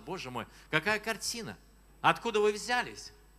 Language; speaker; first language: Russian; native; Russian